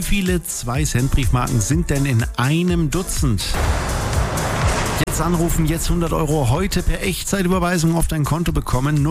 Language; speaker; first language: German; native; German